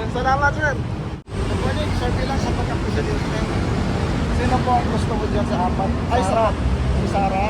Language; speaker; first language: Filipino; native; Filipino